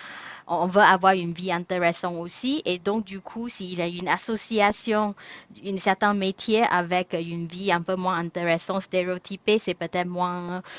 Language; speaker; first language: French; non-native, fluent; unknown